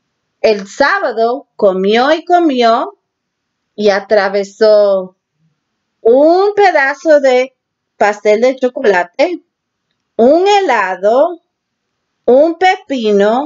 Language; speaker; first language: Spanish; early bilingual, heritage; Spanish